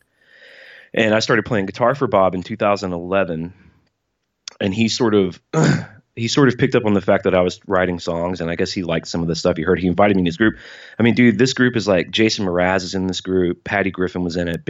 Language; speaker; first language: English; native; English